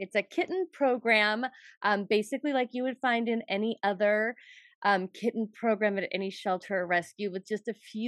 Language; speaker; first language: English; native; English